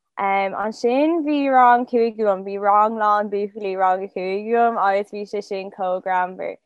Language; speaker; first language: Irish; non-native, local second language; English